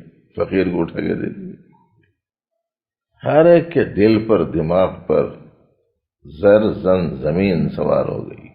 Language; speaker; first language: Urdu; native; Urdu